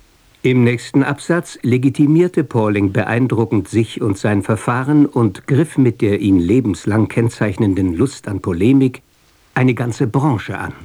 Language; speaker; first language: German; native; German